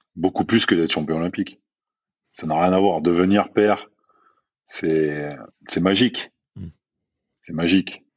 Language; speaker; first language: French; native; French